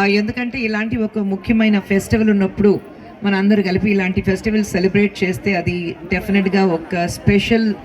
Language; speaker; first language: Telugu; non-native, local second language; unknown